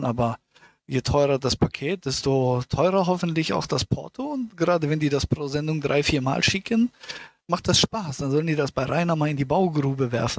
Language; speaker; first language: German; native; German